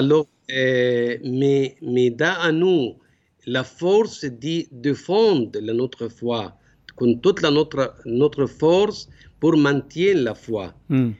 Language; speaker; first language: French; non-native, learner; Arabic